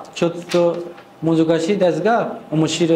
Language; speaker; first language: Japanese; non-native, learner; Bangla